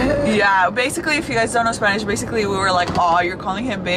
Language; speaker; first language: English; early bilingual, other home language; Spanish